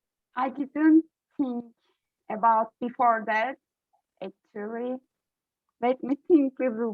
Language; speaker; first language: English; non-native, learner; Turkish